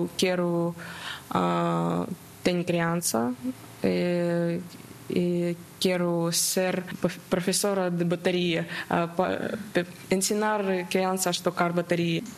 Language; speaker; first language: Portuguese; non-native, learner; Ukrainian